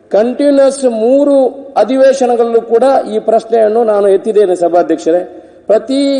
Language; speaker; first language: Kannada; non-native, local second language; Tulu